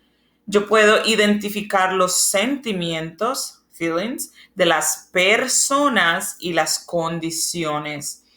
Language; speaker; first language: Spanish; non-native, fluent; English